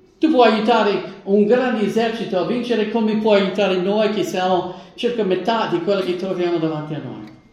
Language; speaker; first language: Italian; non-native, fluent; English